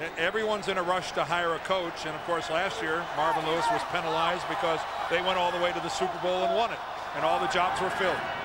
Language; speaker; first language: English; native; English